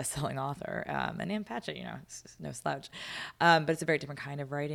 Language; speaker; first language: English; native; English